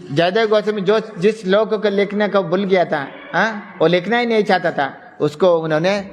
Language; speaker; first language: Hindi; non-native, local second language; Kannada